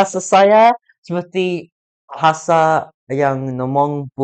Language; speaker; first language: Indonesian; early bilingual, heritage; English